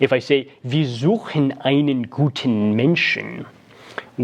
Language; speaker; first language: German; non-native, fluent; English